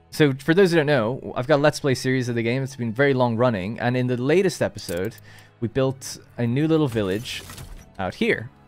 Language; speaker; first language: English; native; English